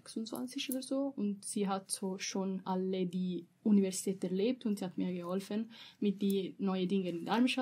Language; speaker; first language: German; non-native, learner; Italian